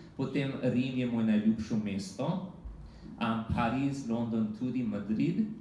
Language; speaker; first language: Slovenian; non-native, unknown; English